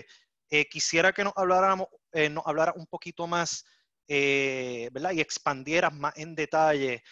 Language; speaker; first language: Spanish; native; Spanish